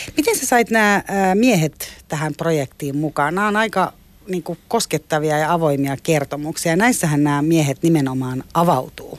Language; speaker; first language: Finnish; native; Finnish